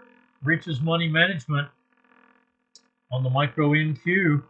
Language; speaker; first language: English; native; English